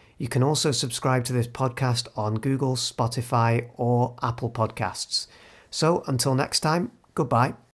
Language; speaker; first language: English; native; English